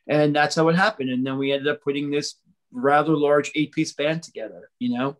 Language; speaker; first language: English; native; English